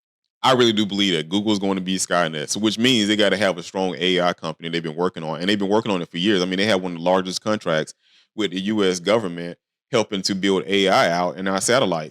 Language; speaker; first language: English; native; English